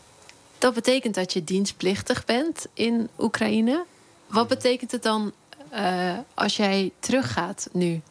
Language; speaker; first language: Dutch; native; Dutch